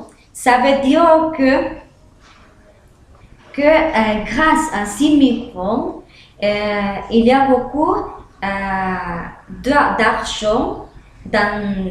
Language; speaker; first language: French; non-native, learner; Spanish